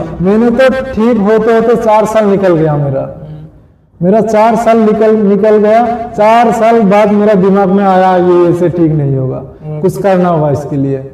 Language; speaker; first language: Hindi; non-native, local second language; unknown